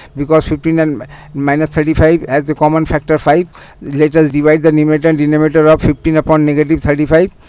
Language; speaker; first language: English; non-native, local second language; Bangla